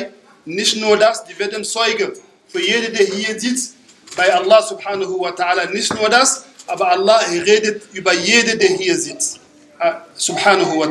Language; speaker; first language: German; non-native, fluent; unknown